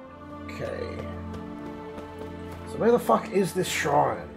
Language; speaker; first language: English; native; English